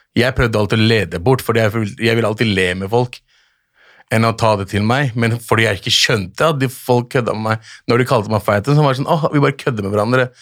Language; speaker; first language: Norwegian; early bilingual, other home language; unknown